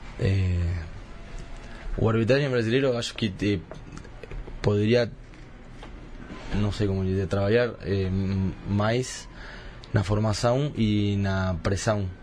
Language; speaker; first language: Portuguese; early bilingual, heritage; Spanish